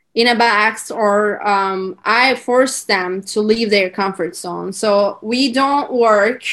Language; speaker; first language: English; non-native, fluent; Turkish